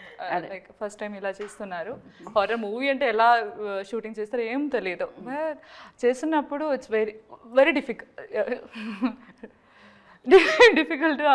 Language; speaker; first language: Telugu; non-native, learner; Malayalam